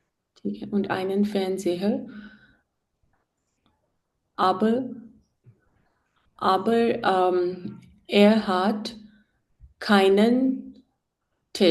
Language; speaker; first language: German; non-native, learner; Urdu